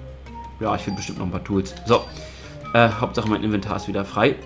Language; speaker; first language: German; native; German